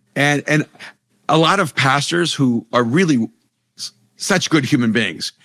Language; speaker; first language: English; non-native, fluent; Spanish